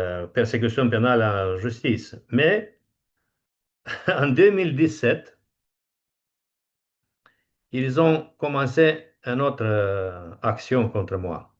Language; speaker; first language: French; non-native, fluent; Romanian